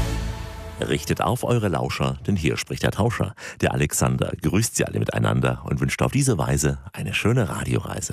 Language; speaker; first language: German; native; German